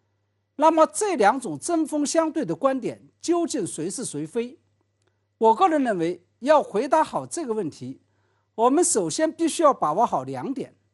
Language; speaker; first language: Chinese; native; Chinese